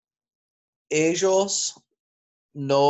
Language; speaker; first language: Spanish; non-native, learner; English